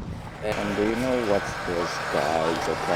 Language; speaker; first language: English; non-native, fluent; Japanese